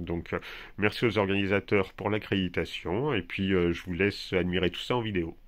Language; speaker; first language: French; native; French